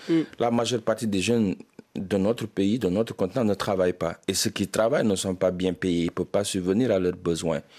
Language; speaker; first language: French; non-native, local second language; Wolof